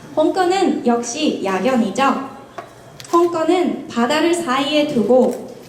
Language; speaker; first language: Korean; non-native, fluent; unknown